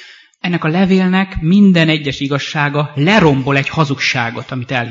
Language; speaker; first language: Hungarian; native; Hungarian